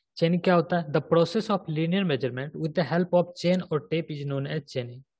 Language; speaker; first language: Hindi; native; Hindi